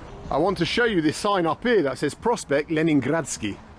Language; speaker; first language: English; native; English